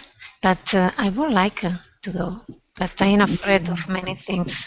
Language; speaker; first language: English; non-native, learner; Spanish